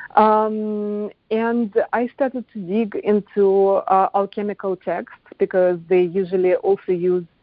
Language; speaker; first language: English; non-native, fluent; Russian